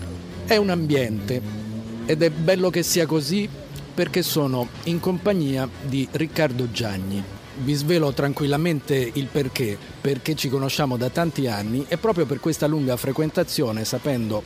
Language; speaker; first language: Italian; native; Italian